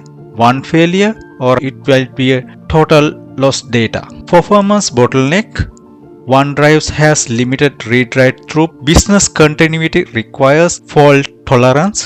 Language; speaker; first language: English; non-native, fluent; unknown